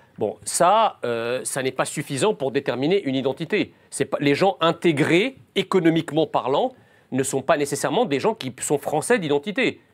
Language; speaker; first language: French; early bilingual, other home language; Arabic